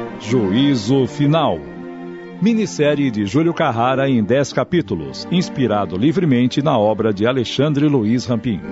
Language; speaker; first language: Portuguese; native; Portuguese